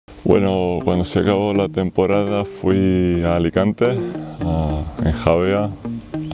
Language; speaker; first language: Spanish; non-native, fluent; Georgian